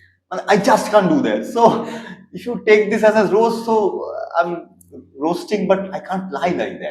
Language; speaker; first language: English; non-native, local second language; Bangla